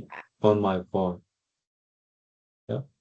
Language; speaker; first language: English; non-native, learner; Spanish